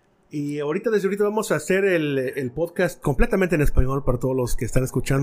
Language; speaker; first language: Spanish; native; Spanish